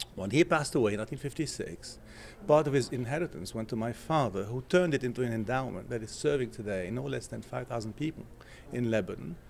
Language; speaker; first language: English; non-native, fluent; Arabic